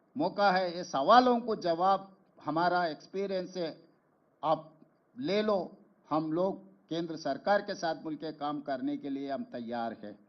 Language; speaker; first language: Hindi; non-native, local second language; Telugu